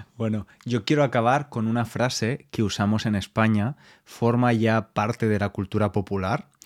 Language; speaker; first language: Spanish; native; Spanish